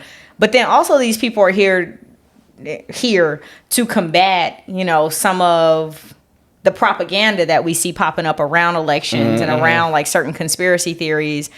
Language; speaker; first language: English; native; English